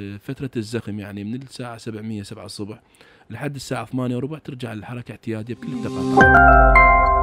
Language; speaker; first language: Arabic; native; Arabic